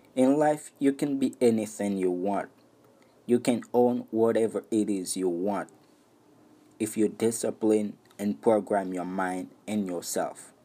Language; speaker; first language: English; non-native, fluent; Haitian Creole